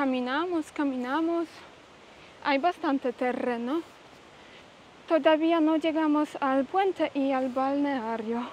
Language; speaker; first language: Spanish; non-native, fluent; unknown